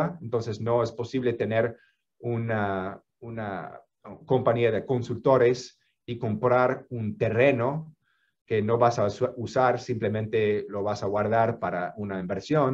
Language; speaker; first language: Spanish; non-native, fluent; English